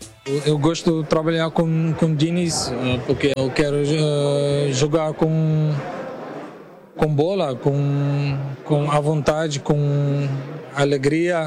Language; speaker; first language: Portuguese; non-native, learner; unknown